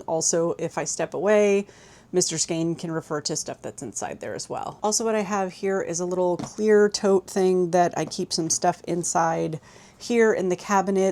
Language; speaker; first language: English; native; English